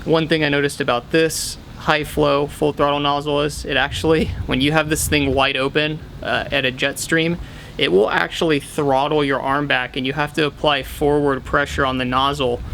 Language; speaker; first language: English; native; English